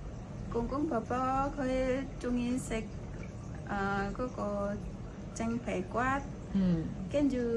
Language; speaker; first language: Cantonese; non-native, learner; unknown